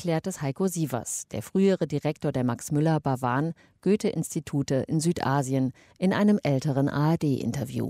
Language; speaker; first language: German; native; German